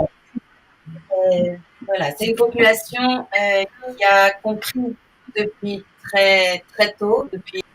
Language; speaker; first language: French; non-native, fluent; Portuguese